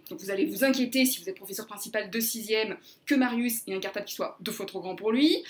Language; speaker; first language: French; native; French